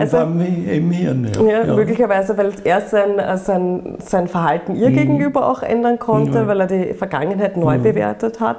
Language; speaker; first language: German; native; German